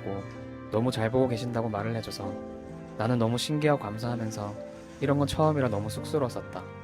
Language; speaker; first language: Korean; native; Korean